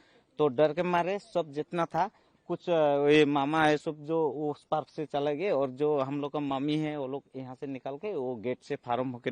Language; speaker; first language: Hindi; non-native, local second language; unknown